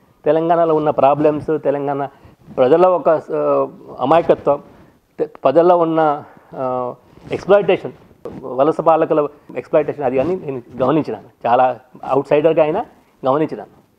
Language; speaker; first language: Telugu; non-native, local second language; Odia